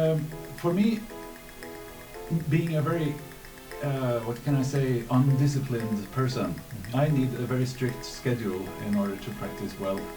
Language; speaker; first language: English; non-native, fluent; Norwegian